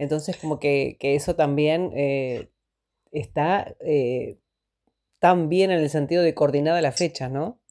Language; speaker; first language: Spanish; native; Spanish